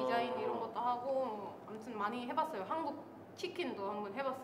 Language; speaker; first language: Korean; non-native, fluent; Indonesian